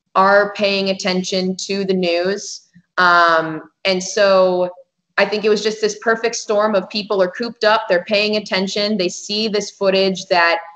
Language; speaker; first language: English; native; English